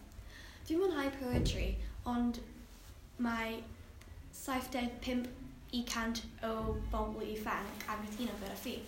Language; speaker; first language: Welsh; non-native, learner; English